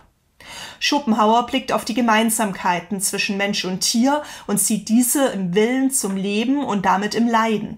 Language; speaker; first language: German; native; German